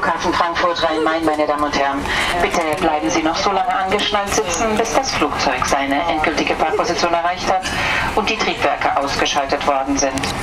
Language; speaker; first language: German; native; German